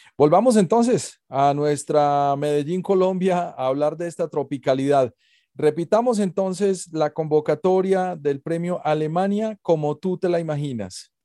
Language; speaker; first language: Spanish; native; Spanish